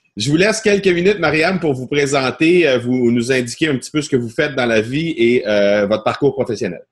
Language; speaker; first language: French; native; French